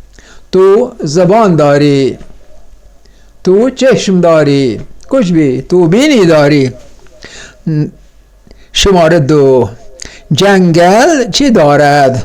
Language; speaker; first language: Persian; non-native, fluent; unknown